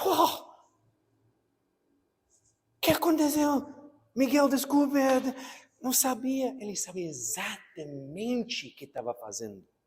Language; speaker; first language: Portuguese; non-native, fluent; English